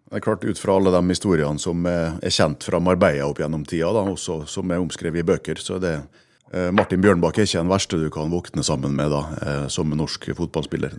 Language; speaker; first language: Norwegian; native; Norwegian